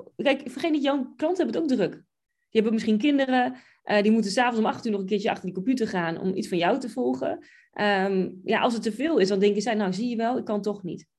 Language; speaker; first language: Dutch; native; Dutch